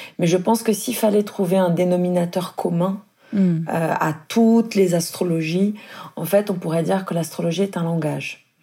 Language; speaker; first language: French; non-native, fluent; Portuguese